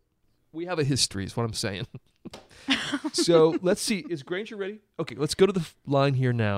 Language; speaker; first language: English; native; English